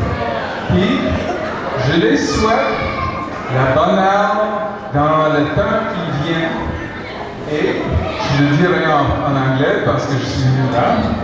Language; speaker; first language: French; non-native, fluent; English